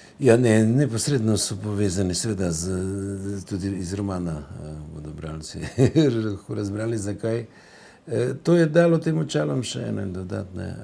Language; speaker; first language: Slovenian; native; Slovenian